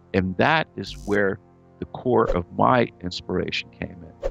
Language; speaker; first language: English; native; English